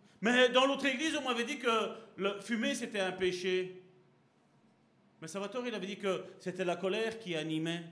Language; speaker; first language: French; native; French